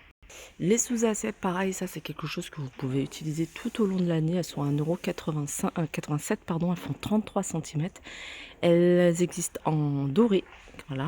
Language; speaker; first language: French; native; French